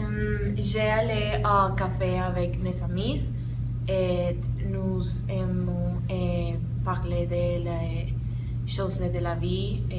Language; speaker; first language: French; non-native, learner; Spanish